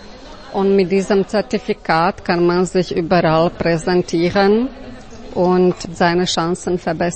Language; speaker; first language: German; non-native, fluent; Slovak